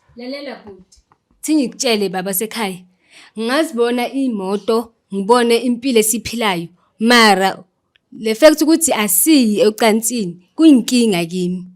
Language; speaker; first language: Zulu; native; Zulu